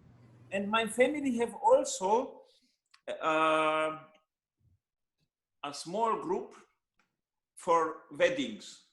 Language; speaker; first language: English; non-native, learner; Hungarian